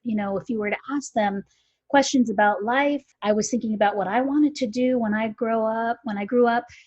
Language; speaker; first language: English; native; English